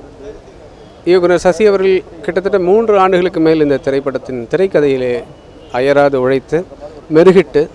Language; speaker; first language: Tamil; native; Tamil